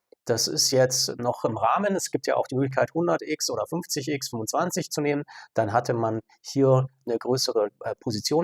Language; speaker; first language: German; native; German